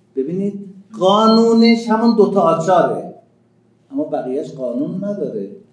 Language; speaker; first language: Persian; native; Persian